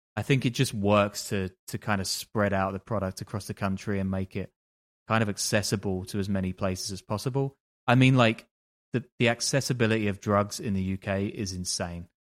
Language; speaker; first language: English; native; English